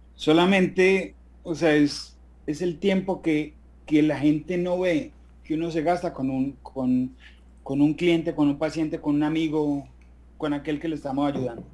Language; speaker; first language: Spanish; native; Spanish